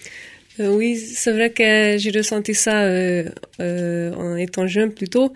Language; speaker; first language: French; non-native, fluent; Hungarian